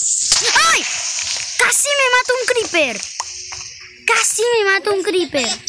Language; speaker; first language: Spanish; native; Spanish